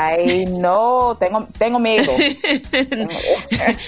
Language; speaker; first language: Spanish; non-native, learner; English